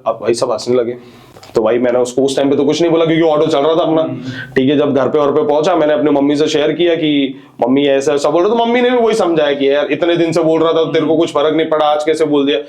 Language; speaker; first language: Hindi; non-native, local second language; Marathi